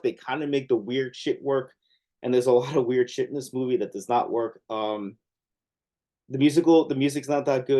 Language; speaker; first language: English; native; English